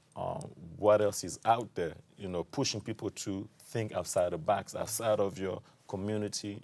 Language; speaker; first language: English; non-native, fluent; French